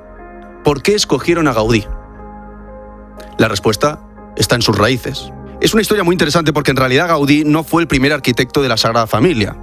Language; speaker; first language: Spanish; native; Spanish